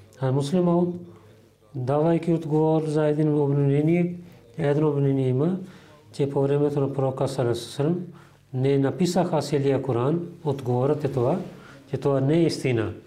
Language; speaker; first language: Bulgarian; non-native, fluent; Urdu